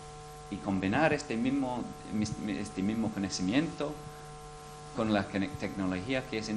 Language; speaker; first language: Spanish; non-native, fluent; English